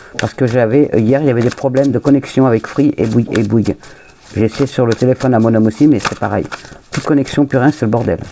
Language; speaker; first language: French; early bilingual, other home language; Portuguese